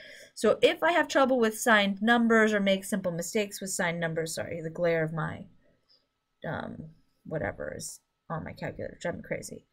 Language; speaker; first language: English; native; English